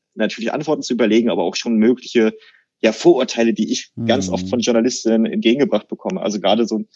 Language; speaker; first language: German; native; German